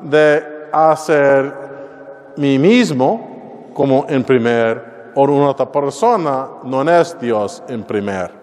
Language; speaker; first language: Spanish; non-native, learner; English